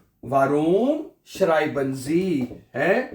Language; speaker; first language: German; non-native, fluent; Urdu